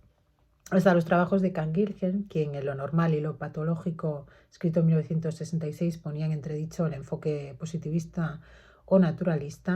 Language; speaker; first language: Spanish; native; Spanish